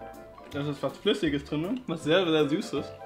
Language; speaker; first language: German; native; German